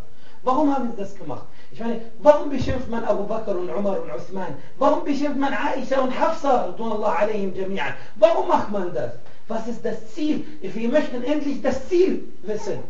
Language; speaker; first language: German; non-native, fluent; Arabic